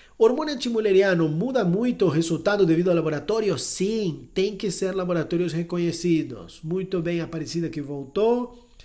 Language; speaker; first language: Portuguese; non-native, fluent; Spanish